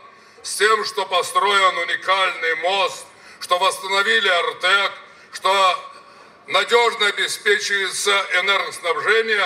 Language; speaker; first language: Russian; native; Russian